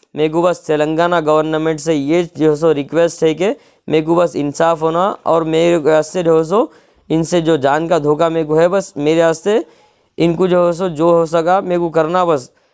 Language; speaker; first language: Hindi; non-native, local second language; Urdu